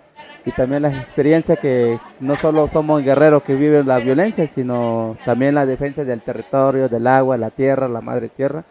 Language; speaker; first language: Spanish; non-native, local second language; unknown